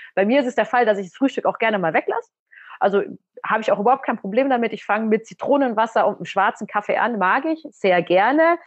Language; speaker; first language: German; native; German